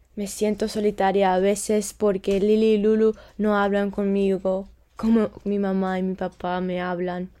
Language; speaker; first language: Spanish; early bilingual, heritage; Spanish